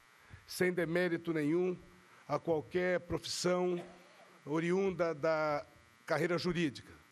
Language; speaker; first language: Portuguese; native; Portuguese